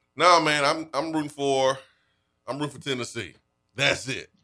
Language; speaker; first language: English; native; English